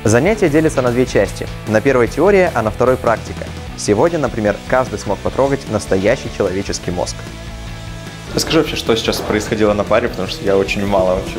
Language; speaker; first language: Russian; native; Russian